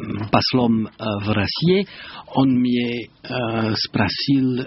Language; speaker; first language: Russian; non-native, learner; French